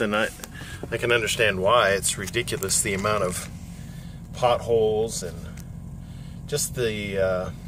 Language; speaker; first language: English; native; English